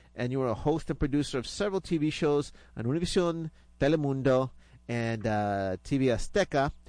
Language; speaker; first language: English; early bilingual, other home language; Spanish